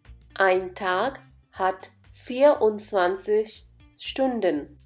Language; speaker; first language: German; non-native, fluent; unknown